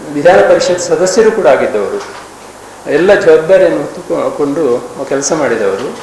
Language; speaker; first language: Kannada; native; Kannada